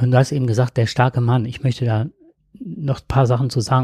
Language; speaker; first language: German; native; German